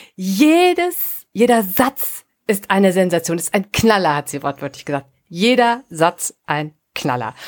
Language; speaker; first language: German; native; German